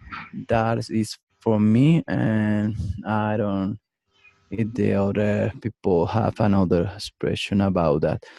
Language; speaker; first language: English; non-native, learner; Spanish